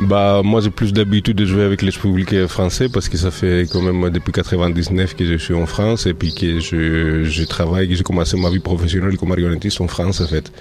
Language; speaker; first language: French; native; French